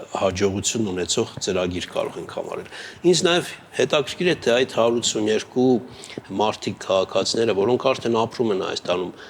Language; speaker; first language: Armenian; native; Armenian